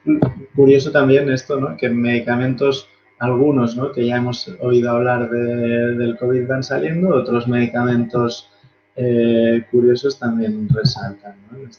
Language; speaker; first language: Spanish; native; Spanish